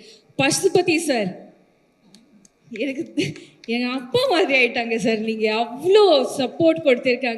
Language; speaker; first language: Tamil; non-native, learner; Malayalam